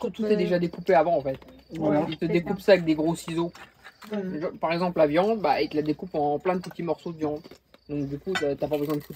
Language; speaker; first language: French; native; French